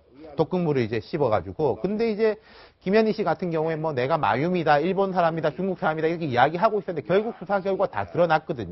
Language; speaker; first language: Korean; native; Korean